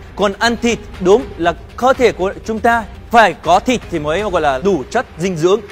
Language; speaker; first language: Vietnamese; non-native, fluent; Arabic